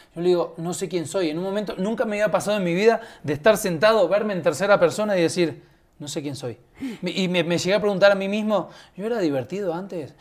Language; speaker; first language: Spanish; native; Spanish